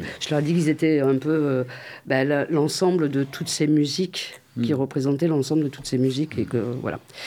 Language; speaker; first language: French; native; French